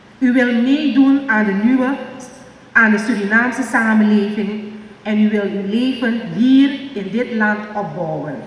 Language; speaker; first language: Dutch; native; Dutch